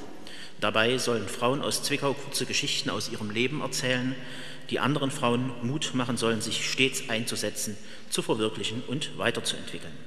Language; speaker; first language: German; native; German